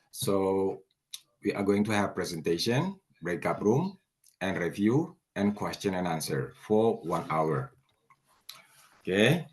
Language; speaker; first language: English; non-native, fluent; Indonesian